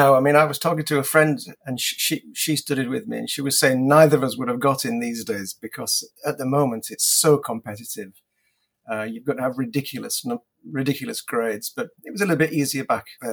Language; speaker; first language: English; native; English